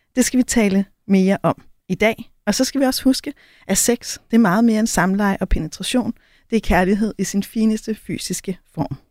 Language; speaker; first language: Danish; native; Danish